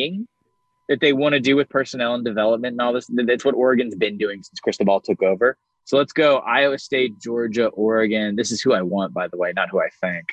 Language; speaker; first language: English; native; English